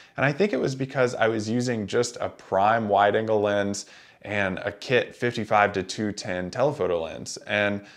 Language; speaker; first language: English; native; English